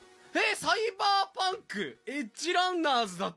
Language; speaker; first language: Japanese; native; Japanese